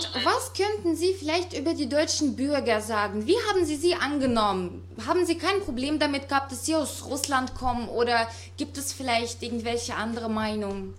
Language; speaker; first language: German; non-native, fluent; Russian